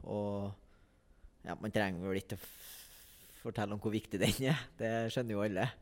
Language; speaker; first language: Norwegian; native; Norwegian